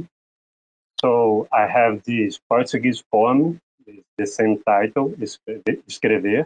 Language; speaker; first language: English; non-native, fluent; Portuguese